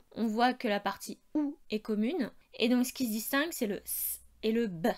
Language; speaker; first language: French; native; French